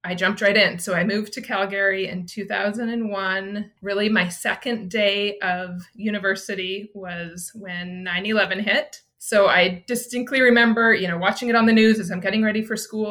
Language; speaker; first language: English; native; English